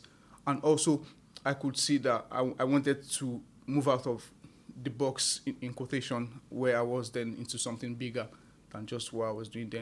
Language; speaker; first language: English; non-native, local second language; Yoruba